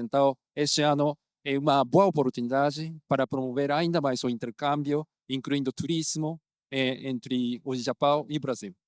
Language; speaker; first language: Portuguese; non-native, fluent; Japanese